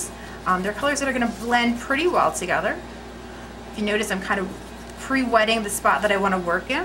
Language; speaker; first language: English; native; English